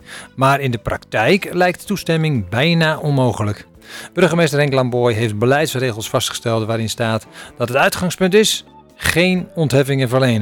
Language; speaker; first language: Dutch; native; Dutch